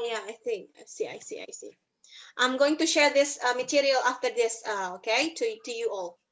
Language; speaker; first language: English; non-native, fluent; Indonesian